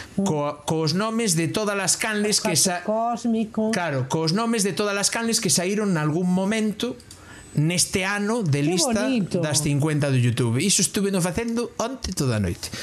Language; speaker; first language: Galician; non-native, local second language; Spanish